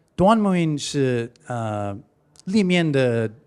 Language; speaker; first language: Chinese; non-native, fluent; English